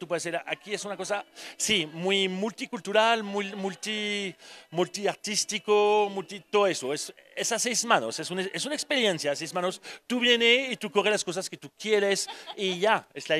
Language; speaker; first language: Spanish; non-native, fluent; French